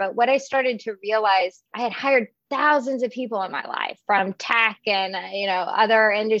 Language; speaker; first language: English; native; English